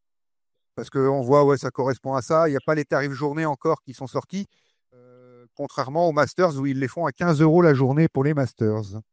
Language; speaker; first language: French; native; French